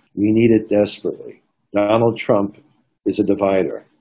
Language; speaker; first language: English; native; English